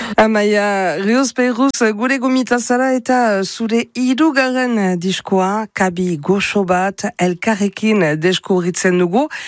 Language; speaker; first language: Basque; native; Basque